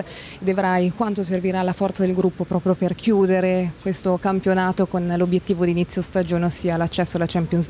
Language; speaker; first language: Italian; native; Italian